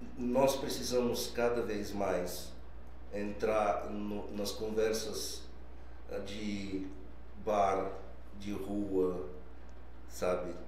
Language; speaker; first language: Portuguese; non-native, fluent; Bulgarian